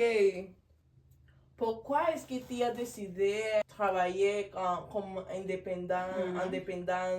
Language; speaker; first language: French; non-native, learner; Spanish